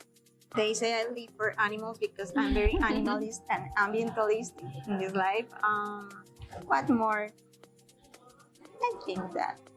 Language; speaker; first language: English; non-native, learner; Spanish